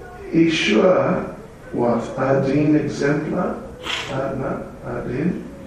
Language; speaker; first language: Russian; non-native, learner; English